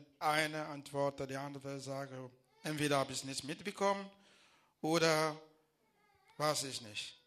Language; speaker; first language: German; non-native, learner; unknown